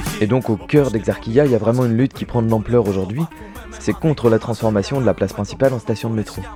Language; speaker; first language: French; native; French